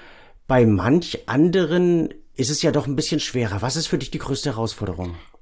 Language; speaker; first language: German; native; German